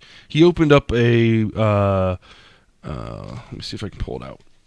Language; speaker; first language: English; native; English